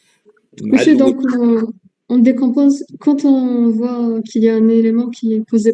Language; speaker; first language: French; non-native, local second language; Arabic